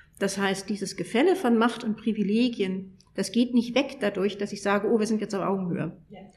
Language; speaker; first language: German; native; German